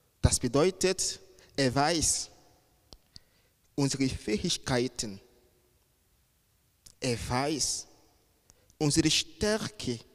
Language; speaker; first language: German; non-native, fluent; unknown